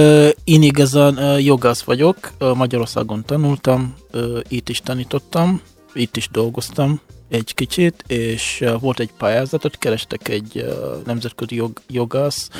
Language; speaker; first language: Hungarian; non-native, fluent; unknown